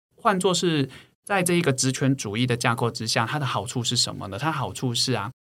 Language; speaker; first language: Chinese; native; Chinese